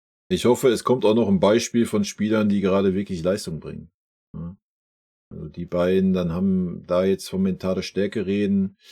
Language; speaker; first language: German; native; German